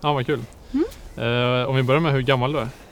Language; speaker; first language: Swedish; native; Swedish